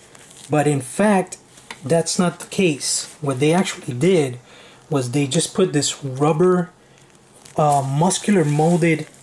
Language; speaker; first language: English; native; English